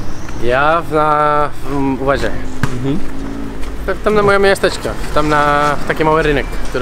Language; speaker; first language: Polish; non-native, learner; Spanish